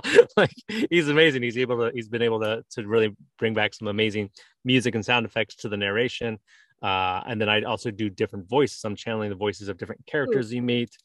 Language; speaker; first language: English; native; English